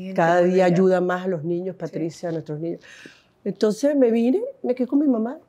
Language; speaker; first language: Spanish; native; Spanish